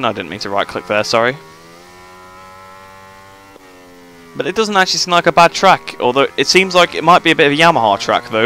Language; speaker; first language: English; native; English